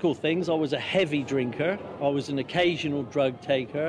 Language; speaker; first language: English; native; English